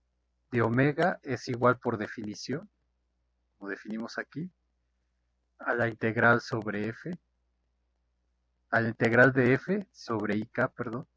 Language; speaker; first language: Spanish; native; Spanish